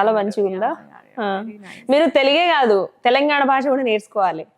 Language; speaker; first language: Telugu; native; Telugu